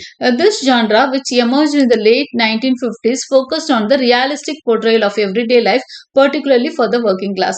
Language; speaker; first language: English; non-native, local second language; Tamil